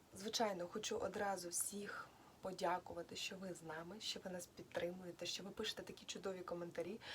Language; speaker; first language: Ukrainian; non-native, local second language; Russian